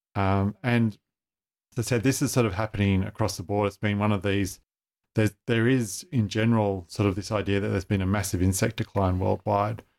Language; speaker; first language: English; native; English